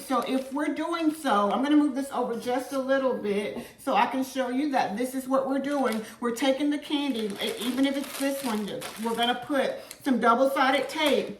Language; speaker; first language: English; native; English